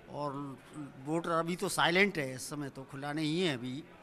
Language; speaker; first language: Hindi; native; Hindi